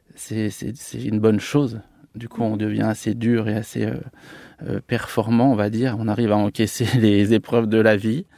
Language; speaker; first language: French; native; French